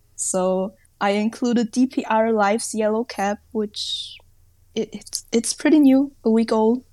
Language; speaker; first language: English; non-native, fluent; German